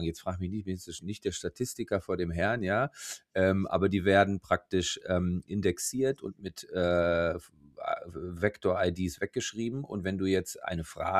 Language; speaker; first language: German; native; German